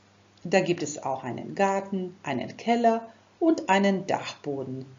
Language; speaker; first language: German; non-native, fluent; Croatian